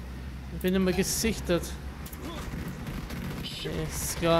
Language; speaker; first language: German; native; German